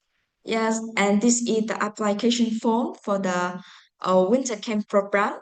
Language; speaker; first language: English; non-native, fluent; Vietnamese